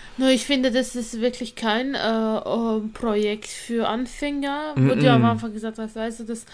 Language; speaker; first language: German; non-native, fluent; Latvian